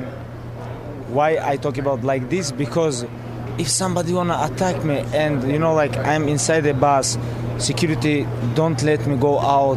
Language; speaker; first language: English; non-native, learner; Russian